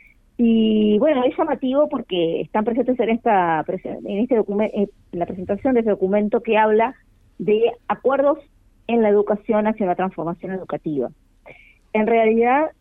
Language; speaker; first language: Spanish; native; Spanish